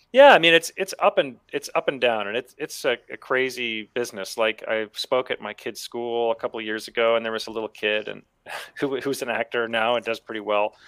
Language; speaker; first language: English; native; English